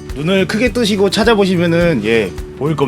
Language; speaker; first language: Korean; native; Korean